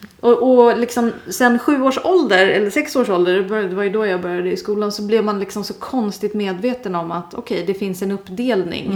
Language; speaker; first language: Swedish; early bilingual, other home language; Persian